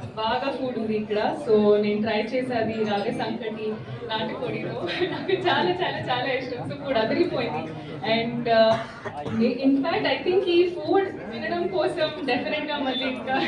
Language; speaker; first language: Telugu; non-native, learner; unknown